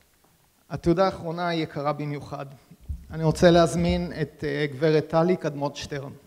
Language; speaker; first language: Hebrew; native; Hebrew